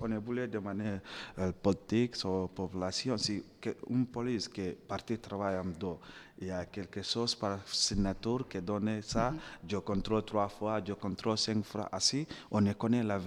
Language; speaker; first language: French; non-native, learner; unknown